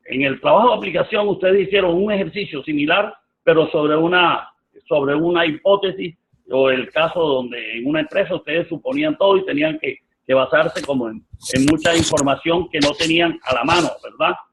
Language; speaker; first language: Spanish; native; Spanish